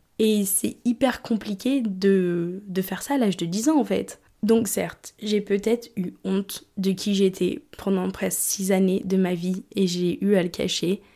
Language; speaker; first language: French; early bilingual, other home language; English